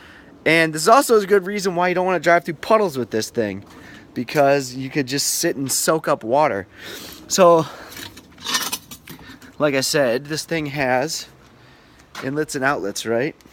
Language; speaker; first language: English; native; English